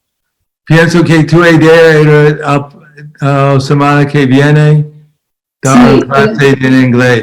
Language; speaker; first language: Spanish; non-native, fluent; English